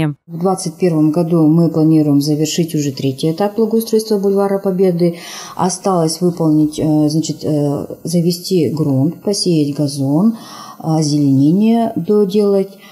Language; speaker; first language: Russian; native; Russian